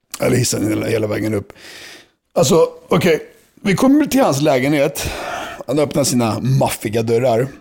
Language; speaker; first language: Swedish; early bilingual, other home language; Serbian